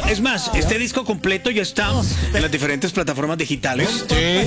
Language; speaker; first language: Spanish; native; Spanish